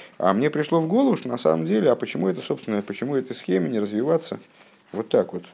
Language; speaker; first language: Russian; native; Russian